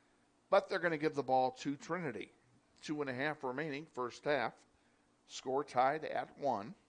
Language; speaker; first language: English; native; English